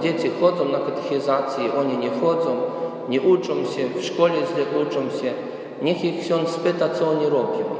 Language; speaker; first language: Polish; non-native, fluent; Ukrainian